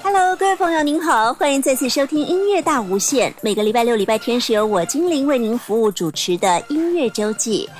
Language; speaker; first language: Chinese; native; Chinese